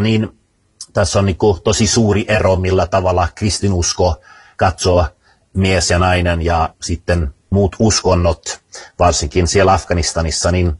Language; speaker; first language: Finnish; early bilingual, heritage; Finnish